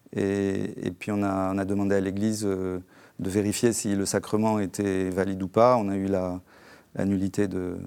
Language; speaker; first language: French; native; French